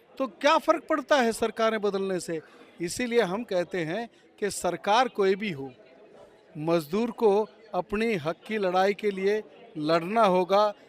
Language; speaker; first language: Hindi; native; Hindi